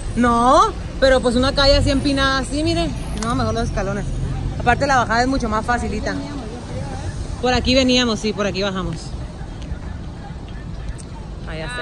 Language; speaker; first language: Spanish; native; Spanish